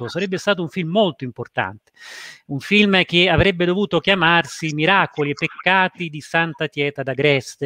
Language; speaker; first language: Italian; native; Italian